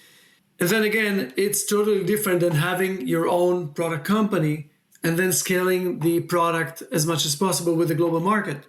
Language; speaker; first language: English; non-native, fluent; Hebrew